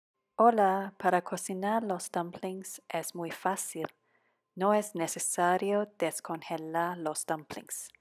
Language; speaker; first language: Spanish; non-native, fluent; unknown